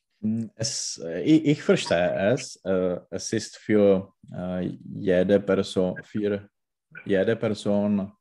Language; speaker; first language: German; non-native, learner; Czech